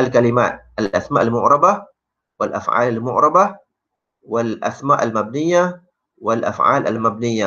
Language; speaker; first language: Arabic; non-native, fluent; Malay